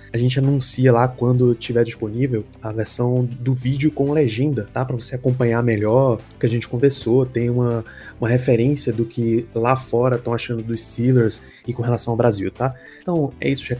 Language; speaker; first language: Portuguese; native; Portuguese